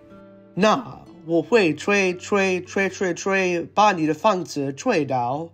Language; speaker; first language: Chinese; non-native, learner; English